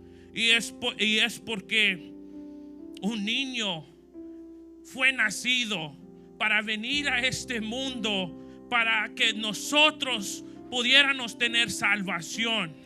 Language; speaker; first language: Spanish; early bilingual, heritage; Spanish